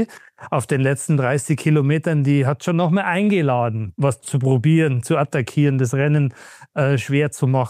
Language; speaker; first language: German; native; German